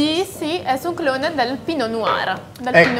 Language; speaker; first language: Spanish; non-native, fluent; Italian